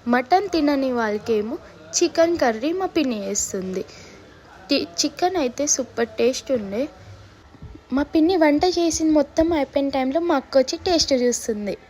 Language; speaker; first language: Telugu; non-native, local second language; Lambadi